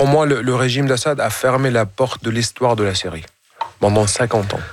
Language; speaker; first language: French; non-native, fluent; Arabic